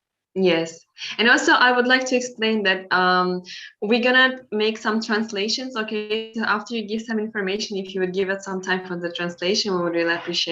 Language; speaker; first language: English; non-native, fluent; Turkish